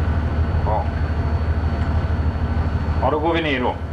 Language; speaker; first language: Swedish; native; Swedish